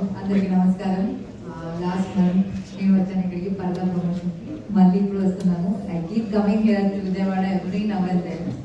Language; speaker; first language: Telugu; non-native, fluent; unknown